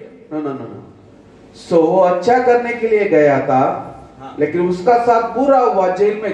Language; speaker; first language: Hindi; non-native, local second language; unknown